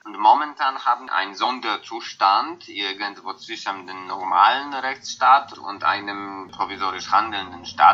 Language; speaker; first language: German; non-native, fluent; Polish